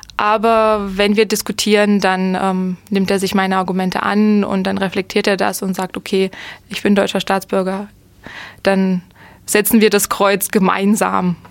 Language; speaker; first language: German; early bilingual, other home language; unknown